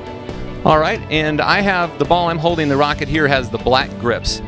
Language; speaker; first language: English; native; English